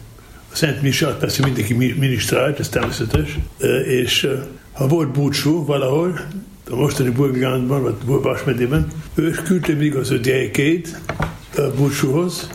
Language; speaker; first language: Hungarian; non-native, learner; German